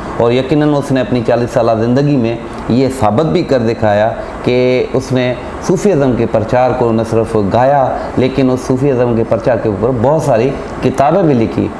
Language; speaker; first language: Urdu; non-native, local second language; Sindhi